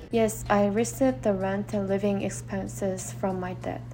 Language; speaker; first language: English; non-native, fluent; Korean